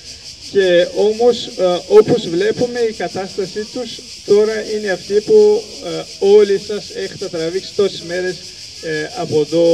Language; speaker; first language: Greek; non-native, fluent; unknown